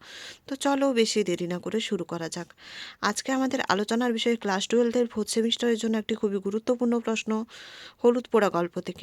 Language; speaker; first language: Bangla; native; Bangla